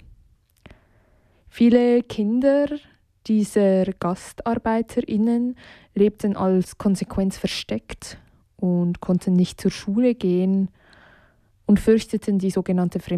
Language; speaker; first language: German; native; German